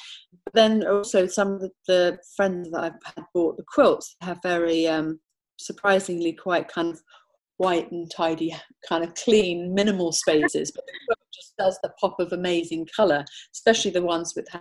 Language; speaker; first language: English; native; English